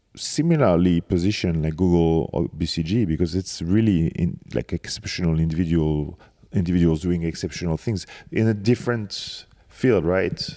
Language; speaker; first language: English; non-native, fluent; French